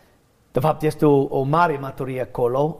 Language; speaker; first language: Romanian; non-native, learner; English